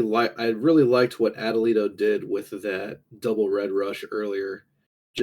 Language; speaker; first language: English; native; English